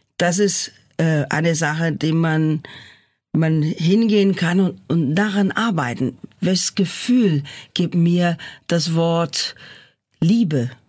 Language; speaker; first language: German; non-native, fluent; Portuguese